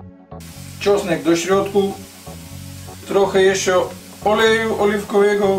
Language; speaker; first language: Polish; non-native, learner; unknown